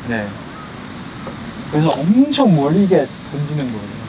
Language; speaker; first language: Korean; non-native, fluent; Chinese